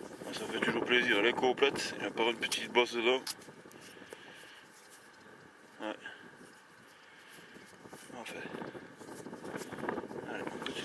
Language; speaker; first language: French; native; French